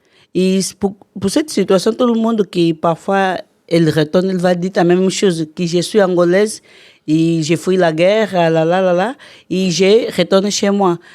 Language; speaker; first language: French; non-native, learner; Portuguese